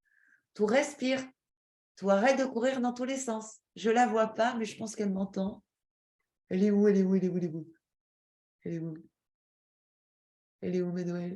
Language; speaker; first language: French; native; French